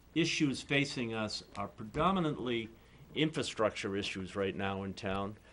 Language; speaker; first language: English; native; English